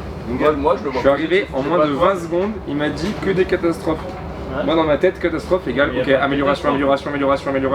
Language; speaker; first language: French; native; French